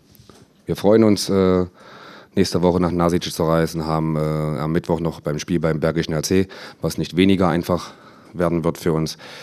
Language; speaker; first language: German; native; German